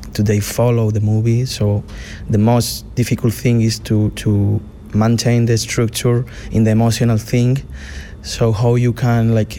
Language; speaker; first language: English; non-native, fluent; Spanish